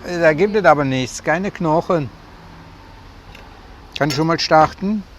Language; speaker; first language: German; native; German